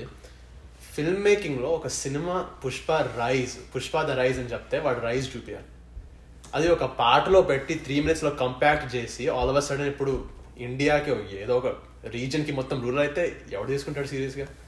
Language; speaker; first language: Telugu; early bilingual, other home language; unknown